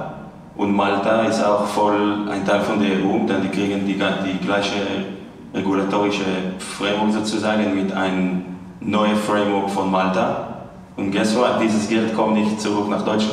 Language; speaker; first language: German; non-native, fluent; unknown